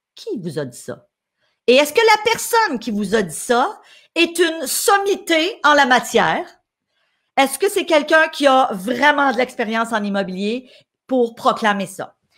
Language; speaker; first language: French; native; French